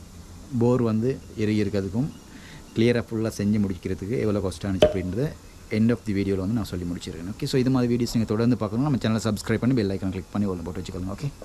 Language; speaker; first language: Tamil; native; Tamil